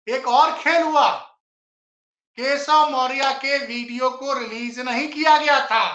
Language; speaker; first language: Hindi; native; Hindi